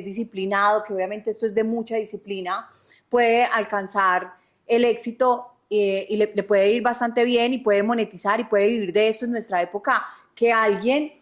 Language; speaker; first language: Spanish; native; Spanish